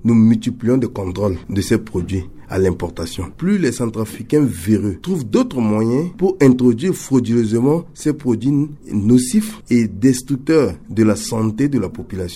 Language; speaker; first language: French; non-native, local second language; Sango